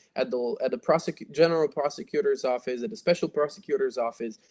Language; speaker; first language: English; non-native, fluent; Slovak